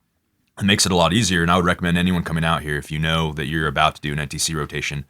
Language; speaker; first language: English; native; English